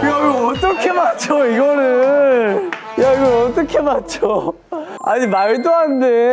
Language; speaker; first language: Korean; native; Korean